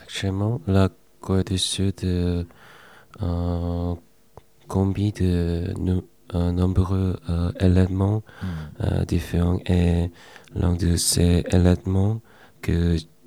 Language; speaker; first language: French; non-native, learner; Korean